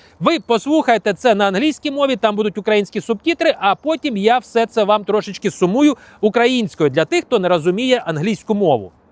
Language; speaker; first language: Ukrainian; non-native, local second language; Russian